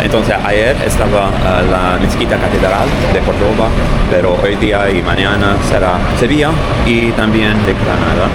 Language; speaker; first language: Spanish; non-native, learner; English